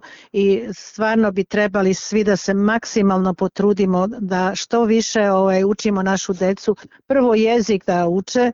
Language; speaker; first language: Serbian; early bilingual, other home language; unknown